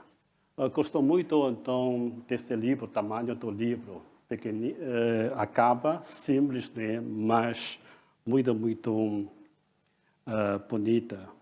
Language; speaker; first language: Portuguese; non-native, fluent; Chinese